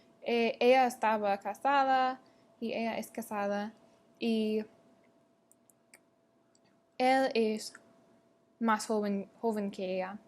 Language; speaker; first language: Spanish; non-native, learner; English